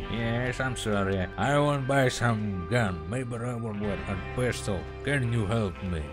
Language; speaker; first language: English; non-native, learner; Russian